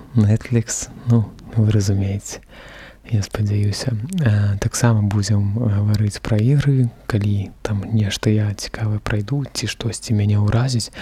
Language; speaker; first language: Belarusian; non-native, local second language; Russian